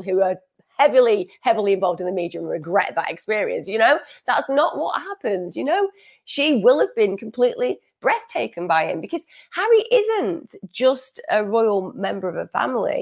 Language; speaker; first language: English; native; English